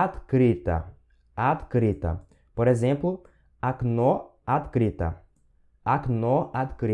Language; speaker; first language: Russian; non-native, fluent; Portuguese